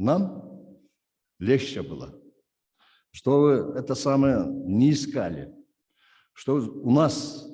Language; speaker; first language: Russian; non-native, local second language; Kyrgyz